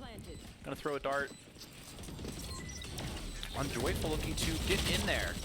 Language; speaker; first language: English; native; English